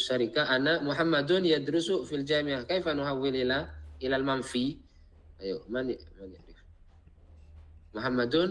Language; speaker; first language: Arabic; non-native, fluent; Indonesian